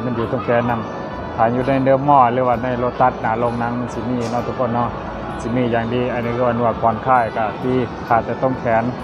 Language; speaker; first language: Thai; non-native, local second language; Northeastern Thai